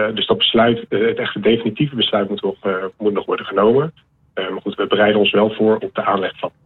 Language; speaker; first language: Dutch; native; Dutch